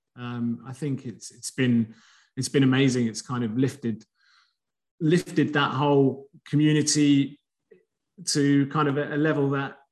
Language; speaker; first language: English; native; English